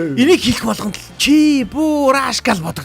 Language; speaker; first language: Mongolian; native; Mongolian